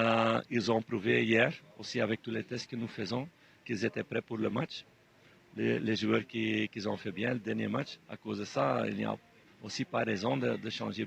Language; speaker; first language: French; non-native, fluent; Dutch